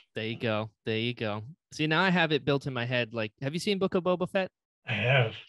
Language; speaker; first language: English; native; English